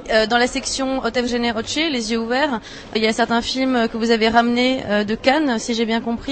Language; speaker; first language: French; native; French